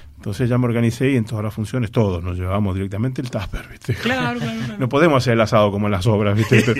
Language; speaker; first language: Spanish; native; Spanish